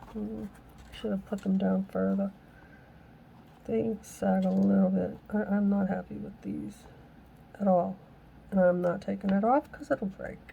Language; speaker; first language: English; native; English